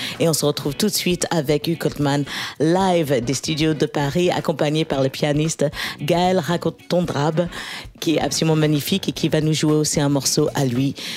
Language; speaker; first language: French; early bilingual, other home language; English